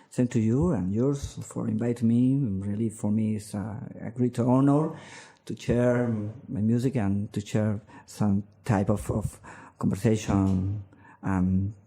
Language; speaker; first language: English; non-native, learner; Spanish